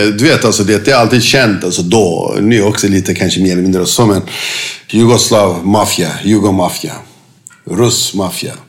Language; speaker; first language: Swedish; non-native, fluent; Turkish